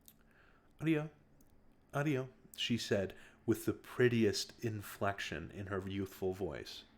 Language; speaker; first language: English; native; English